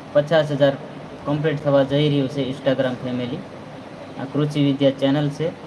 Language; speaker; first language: Gujarati; native; Gujarati